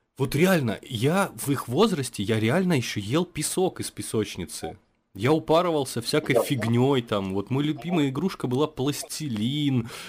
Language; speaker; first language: Russian; native; Russian